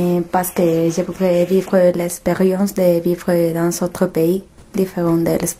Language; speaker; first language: French; non-native, learner; Spanish